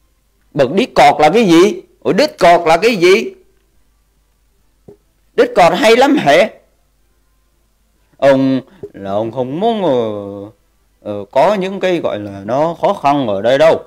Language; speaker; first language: Vietnamese; native; Vietnamese